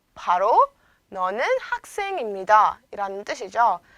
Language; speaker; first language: Korean; non-native, fluent; Amharic